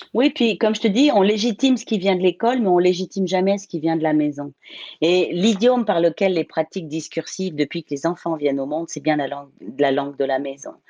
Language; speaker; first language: French; native; French